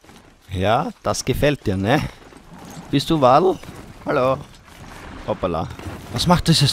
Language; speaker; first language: German; native; German